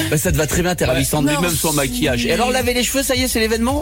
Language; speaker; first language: French; native; French